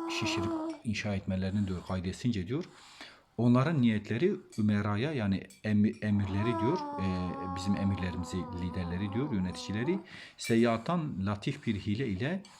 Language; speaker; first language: Turkish; native; Turkish